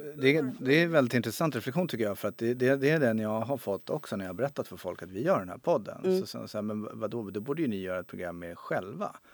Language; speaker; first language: Swedish; native; Swedish